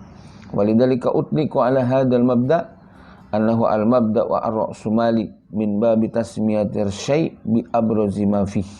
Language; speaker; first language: Arabic; non-native, fluent; Indonesian